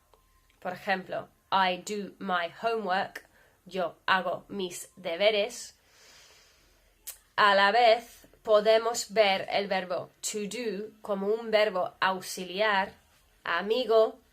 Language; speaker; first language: Spanish; non-native, fluent; English